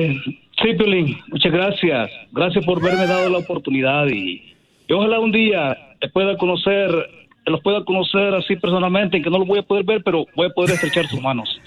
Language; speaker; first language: Spanish; native; Spanish